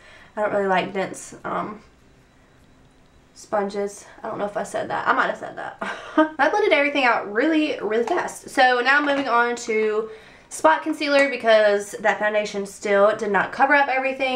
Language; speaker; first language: English; native; English